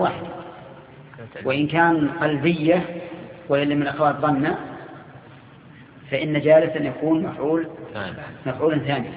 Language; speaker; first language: Arabic; native; Arabic